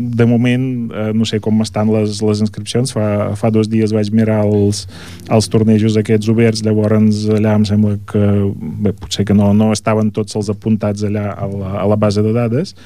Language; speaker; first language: Catalan; non-native, fluent; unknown